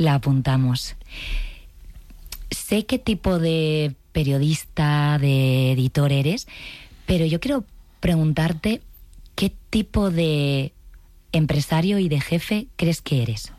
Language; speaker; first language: Spanish; native; Spanish